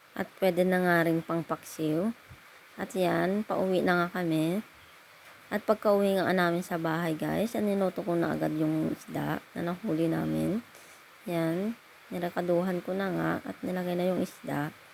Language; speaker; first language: Filipino; non-native, local second language; Iloko